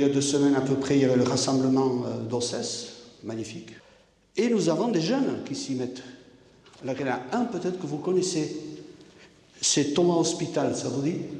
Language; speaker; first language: French; native; French